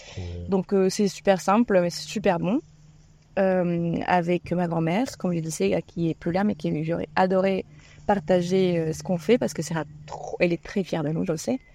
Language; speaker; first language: French; non-native, fluent; Spanish